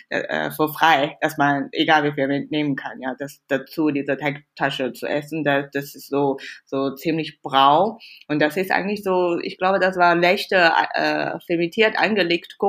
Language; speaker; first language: German; non-native, fluent; Chinese